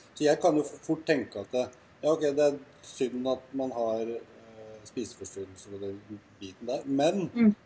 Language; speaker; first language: Norwegian; non-native, fluent; Swedish